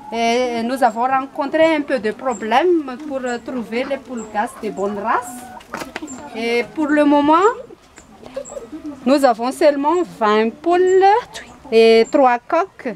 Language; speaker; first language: French; non-native, local second language; Malagasy